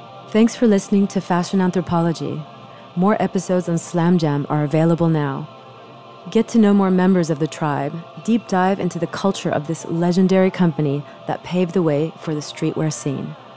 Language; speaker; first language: English; native; English